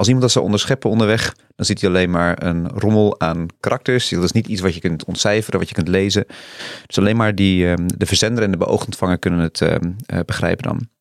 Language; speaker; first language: Dutch; native; Dutch